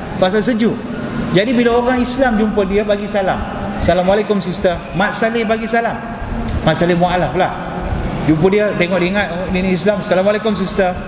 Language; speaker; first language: Malay; non-native, local second language; Tamil